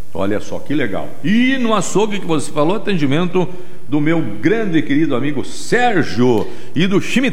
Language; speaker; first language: Portuguese; native; Portuguese